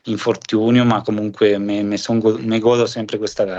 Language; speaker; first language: Italian; non-native, fluent; Spanish